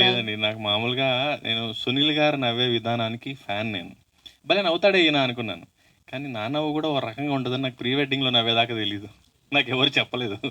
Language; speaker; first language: Telugu; native; Telugu